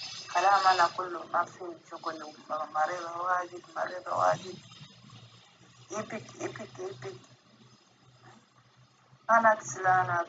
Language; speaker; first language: Arabic; non-native, learner; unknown